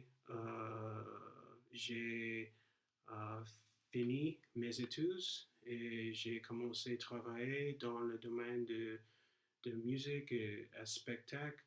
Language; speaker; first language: French; non-native, learner; English